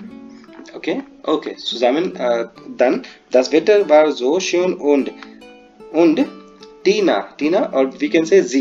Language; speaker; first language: German; non-native, fluent; Hindi